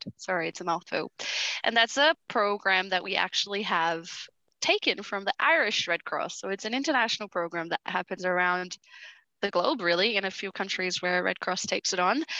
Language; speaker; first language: English; early bilingual, other home language; Portuguese